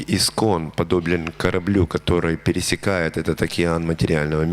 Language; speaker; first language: Russian; native; Russian